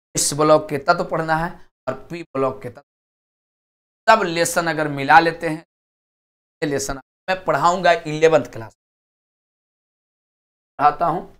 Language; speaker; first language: Hindi; native; Hindi